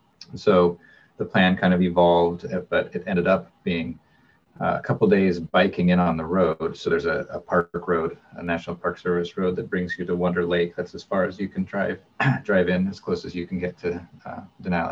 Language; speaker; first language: English; native; English